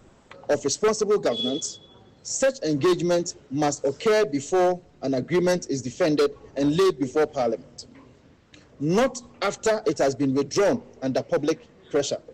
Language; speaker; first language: English; native; English